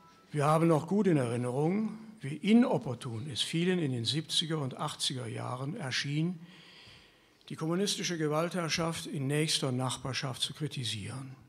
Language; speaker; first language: German; native; German